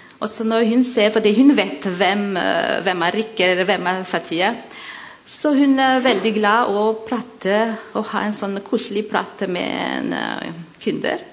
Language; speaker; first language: Norwegian; non-native, learner; Malagasy